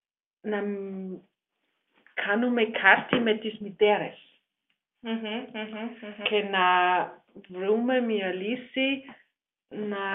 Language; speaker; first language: Greek; non-native, learner; German